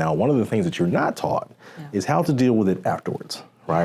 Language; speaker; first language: English; native; English